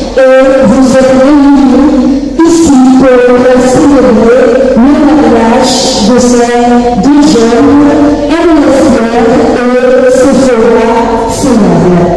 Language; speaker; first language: French; non-native, local second language; Haitian Creole